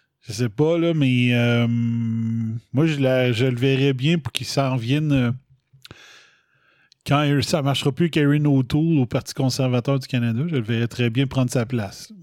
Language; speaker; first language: French; native; French